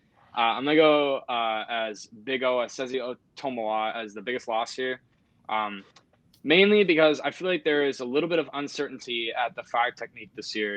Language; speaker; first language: English; native; English